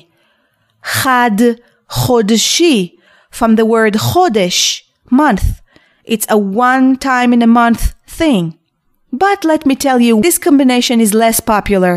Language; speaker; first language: English; non-native, fluent; Hebrew